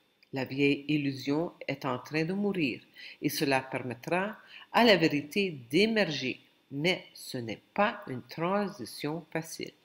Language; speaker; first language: French; non-native, local second language; Ukrainian